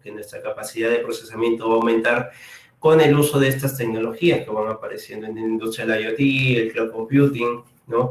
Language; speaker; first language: Spanish; native; Spanish